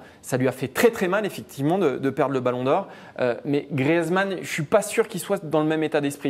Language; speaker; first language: French; native; French